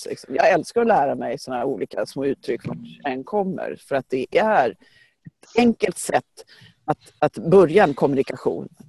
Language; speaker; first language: Swedish; native; Swedish